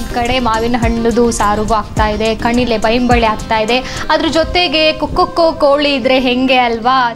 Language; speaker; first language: Kannada; native; Kannada